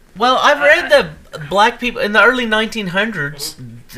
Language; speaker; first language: English; native; English